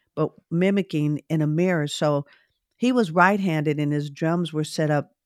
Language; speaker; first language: English; native; English